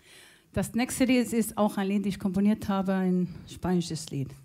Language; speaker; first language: German; non-native, fluent; Spanish